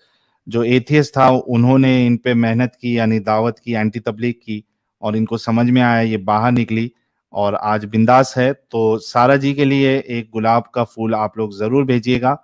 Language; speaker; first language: Hindi; native; Hindi